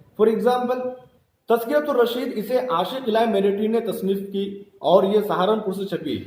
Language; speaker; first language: Urdu; native; Urdu